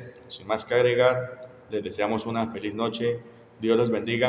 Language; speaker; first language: Spanish; native; Spanish